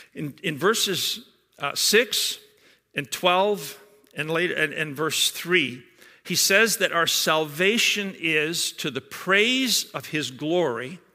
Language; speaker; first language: English; native; English